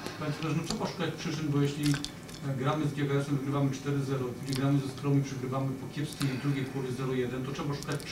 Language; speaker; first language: Polish; native; Polish